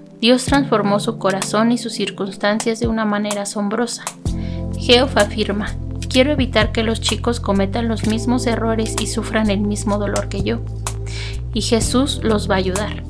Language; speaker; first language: Spanish; native; Spanish